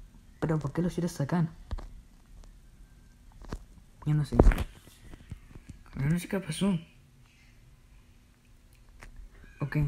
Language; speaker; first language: Spanish; early bilingual, heritage; Spanish